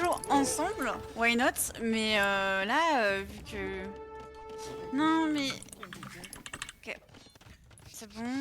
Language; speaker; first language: French; native; French